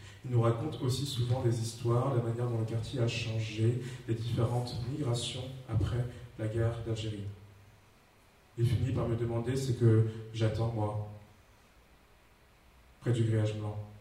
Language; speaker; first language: French; native; French